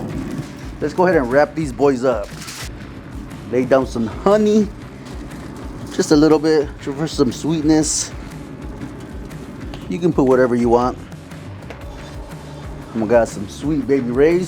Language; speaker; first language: English; native; English